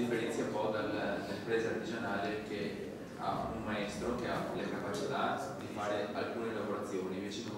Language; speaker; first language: Italian; native; Italian